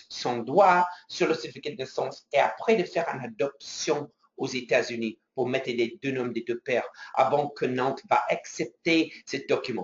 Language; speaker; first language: French; non-native, fluent; English